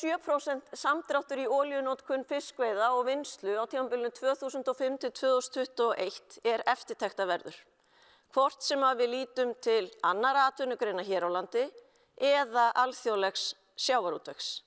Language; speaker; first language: Icelandic; native; Icelandic